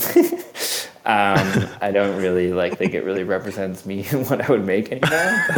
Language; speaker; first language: English; native; English